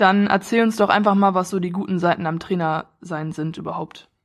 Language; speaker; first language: German; native; German